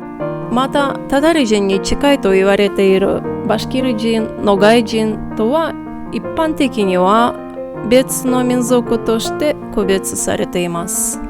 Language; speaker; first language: Japanese; non-native, fluent; Tatar